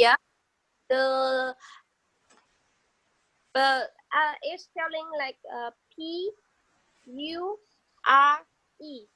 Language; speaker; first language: English; non-native, learner; Vietnamese